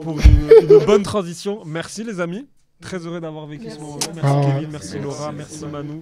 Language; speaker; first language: French; native; French